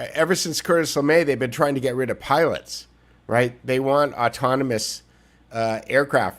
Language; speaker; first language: English; native; English